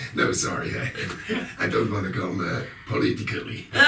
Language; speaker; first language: English; non-native, learner; German